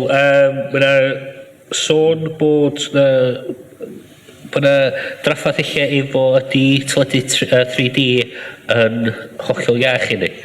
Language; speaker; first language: Welsh; native; Welsh